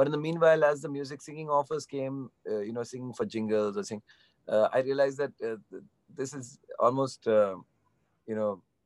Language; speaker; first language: English; non-native, local second language; Bangla